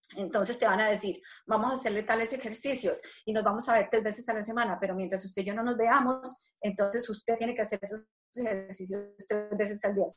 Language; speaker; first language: Spanish; native; Spanish